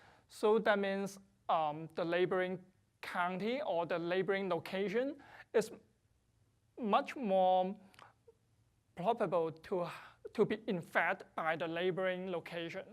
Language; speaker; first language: English; non-native, fluent; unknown